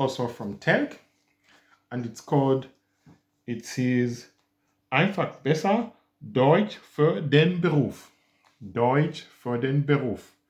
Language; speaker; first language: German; non-native, fluent; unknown